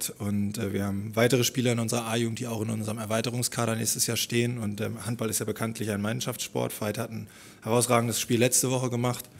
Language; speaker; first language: German; native; German